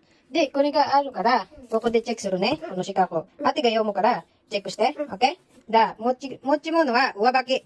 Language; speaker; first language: Japanese; early bilingual, other home language; Filipino